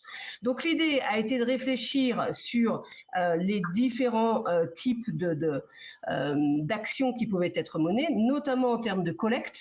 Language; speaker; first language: French; native; French